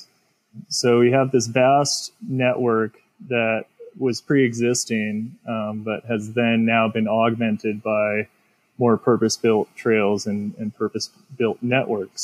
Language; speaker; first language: English; native; English